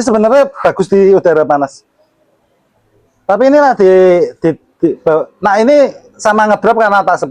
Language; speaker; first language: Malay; non-native, local second language; Javanese